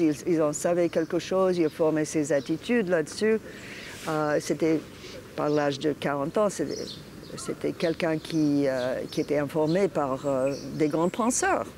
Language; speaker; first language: French; non-native, fluent; English